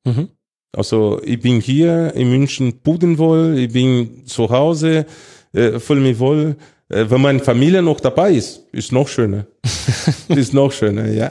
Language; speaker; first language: German; non-native, fluent; Portuguese